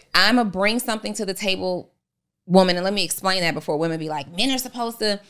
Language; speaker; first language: English; native; English